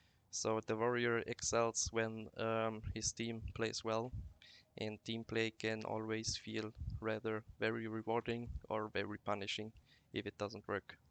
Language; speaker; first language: English; non-native, fluent; German